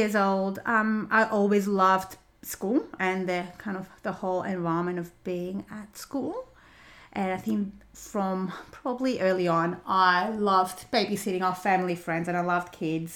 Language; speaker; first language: English; non-native, fluent; Greek